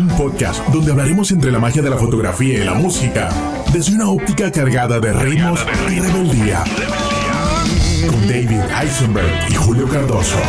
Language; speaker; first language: Spanish; non-native, learner; English